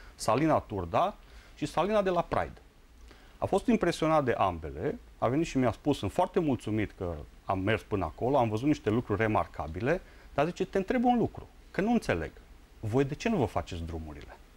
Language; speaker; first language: Romanian; native; Romanian